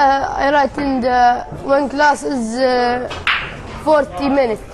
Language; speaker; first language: English; non-native, learner; Arabic